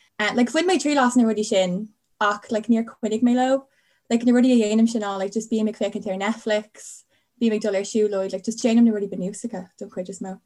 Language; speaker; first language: Irish; non-native, local second language; English